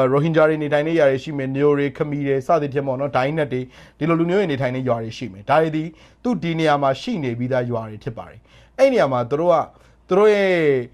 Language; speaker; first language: Burmese; non-native, local second language; Rohingya